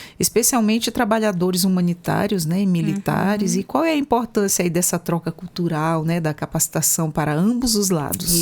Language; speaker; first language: Portuguese; native; Portuguese